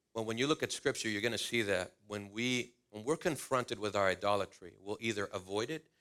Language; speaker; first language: English; early bilingual, other home language; Spanish